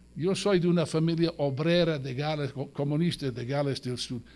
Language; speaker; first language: Spanish; non-native, fluent; English